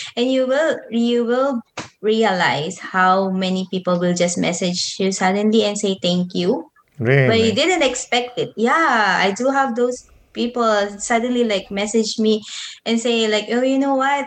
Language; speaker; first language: English; non-native, local second language; Filipino